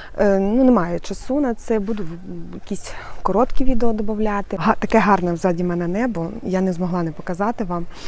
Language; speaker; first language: Ukrainian; native; Ukrainian